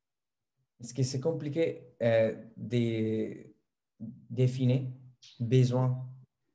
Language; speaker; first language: French; non-native, fluent; Spanish